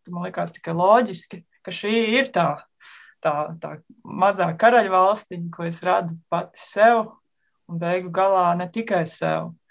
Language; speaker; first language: Latvian; native; Latvian